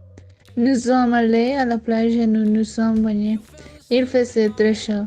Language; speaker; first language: French; non-native, learner; Spanish